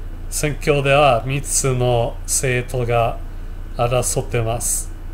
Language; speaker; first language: Japanese; non-native, learner; English